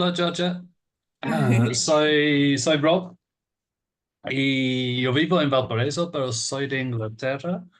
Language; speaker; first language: Spanish; non-native, fluent; English